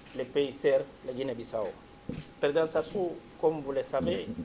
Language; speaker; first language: French; non-native, fluent; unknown